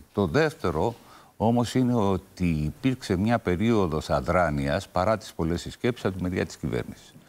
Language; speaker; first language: Greek; native; Greek